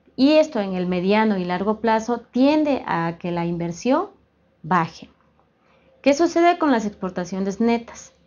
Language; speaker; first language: Spanish; native; Spanish